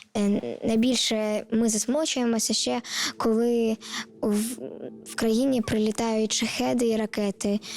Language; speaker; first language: Ukrainian; native; Ukrainian